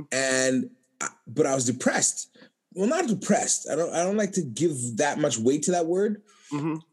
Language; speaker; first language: English; native; English